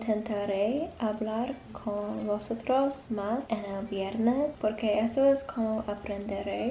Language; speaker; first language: Spanish; non-native, learner; English